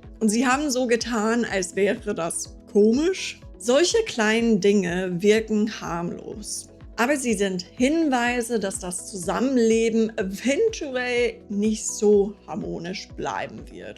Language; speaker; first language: German; non-native, fluent; English